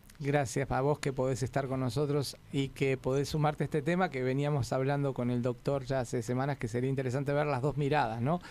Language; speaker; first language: Spanish; native; Spanish